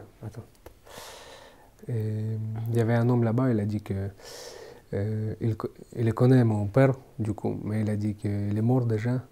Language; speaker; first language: French; non-native, fluent; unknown